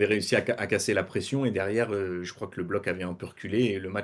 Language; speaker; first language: French; native; French